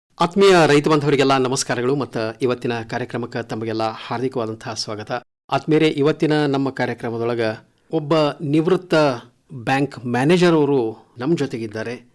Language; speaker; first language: Kannada; native; Kannada